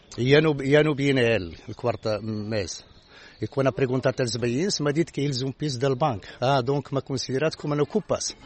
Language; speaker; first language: Catalan; non-native, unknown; Arabic